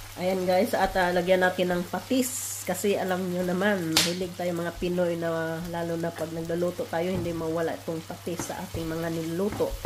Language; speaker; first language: Filipino; non-native, local second language; Cebuano